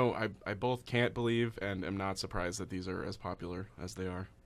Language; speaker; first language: English; native; English